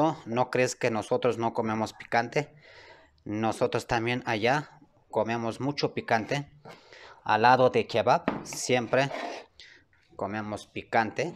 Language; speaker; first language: Spanish; non-native, learner; Turkish